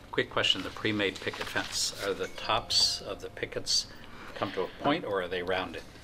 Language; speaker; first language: English; native; English